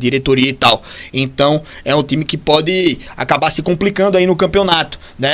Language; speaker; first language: Portuguese; native; Portuguese